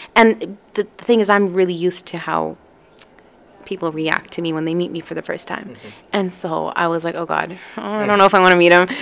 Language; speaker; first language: English; native; English